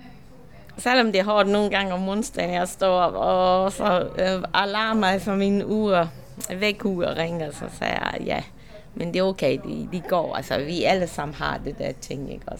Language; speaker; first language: Danish; non-native, learner; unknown